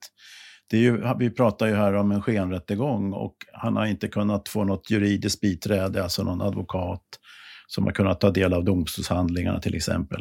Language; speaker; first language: Swedish; native; Swedish